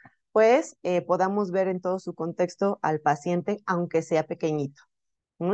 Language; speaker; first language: Spanish; native; Spanish